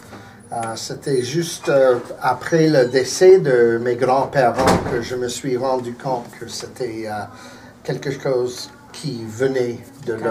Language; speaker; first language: French; early bilingual, heritage; English